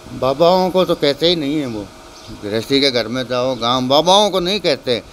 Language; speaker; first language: Hindi; native; Hindi